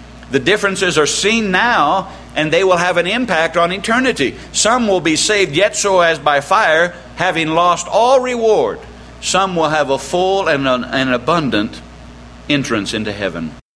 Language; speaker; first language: English; native; English